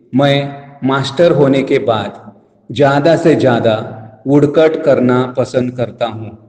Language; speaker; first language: Hindi; non-native, local second language; Konkani